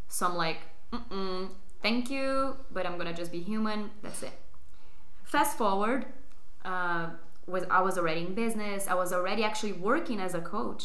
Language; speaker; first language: English; non-native, fluent; Portuguese